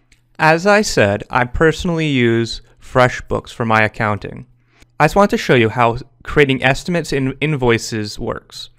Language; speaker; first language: English; native; English